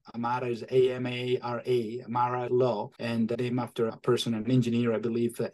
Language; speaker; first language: English; non-native, fluent; Spanish